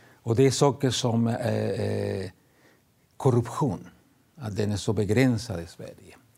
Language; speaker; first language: Swedish; non-native, fluent; Spanish